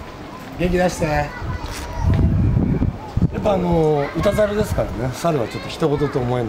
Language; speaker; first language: Japanese; native; Japanese